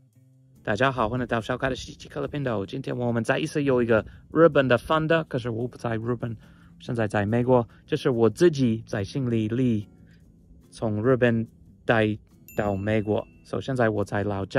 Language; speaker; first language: Chinese; non-native, fluent; English